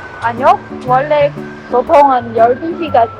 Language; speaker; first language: Korean; non-native, learner; Khmer